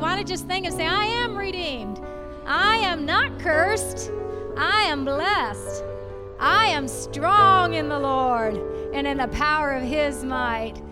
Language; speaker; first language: English; native; English